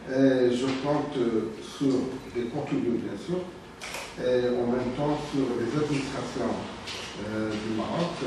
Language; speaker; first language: French; non-native, local second language; Arabic